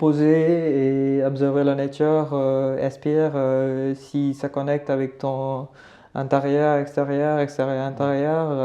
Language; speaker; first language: French; non-native, learner; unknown